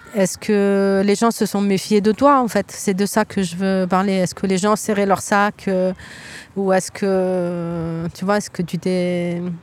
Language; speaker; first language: French; native; French